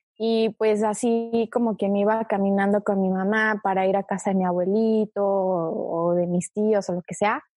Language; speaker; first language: Spanish; early bilingual, other home language; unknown